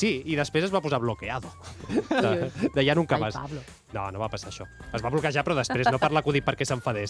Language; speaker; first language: Catalan; native; Catalan